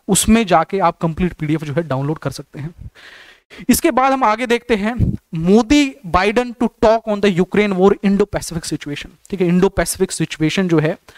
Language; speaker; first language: Hindi; native; Hindi